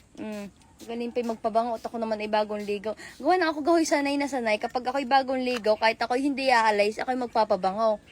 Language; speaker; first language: Filipino; native; Filipino